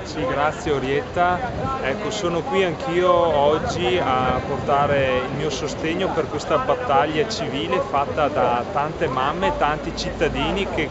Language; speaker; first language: Italian; native; Italian